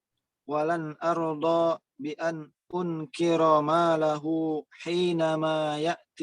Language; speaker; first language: Arabic; non-native, learner; Indonesian